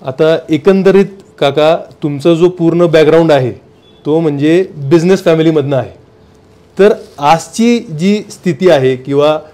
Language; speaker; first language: Marathi; native; Marathi